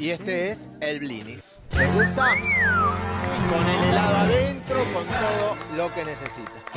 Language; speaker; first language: Spanish; native; Spanish